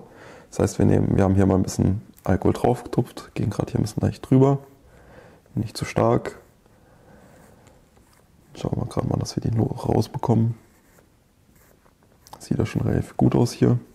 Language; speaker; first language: German; native; German